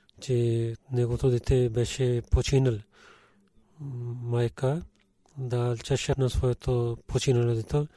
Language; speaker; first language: Bulgarian; non-native, learner; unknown